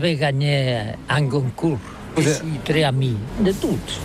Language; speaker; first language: French; non-native, local second language; Catalan